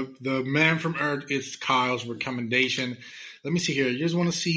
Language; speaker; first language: English; non-native, fluent; Spanish